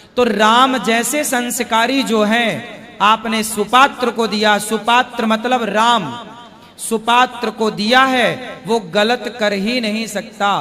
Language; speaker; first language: Hindi; native; Hindi